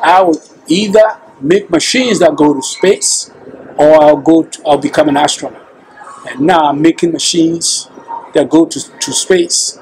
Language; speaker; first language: English; non-native, local second language; Akan